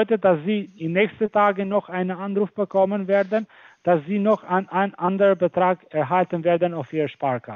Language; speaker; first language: German; non-native, fluent; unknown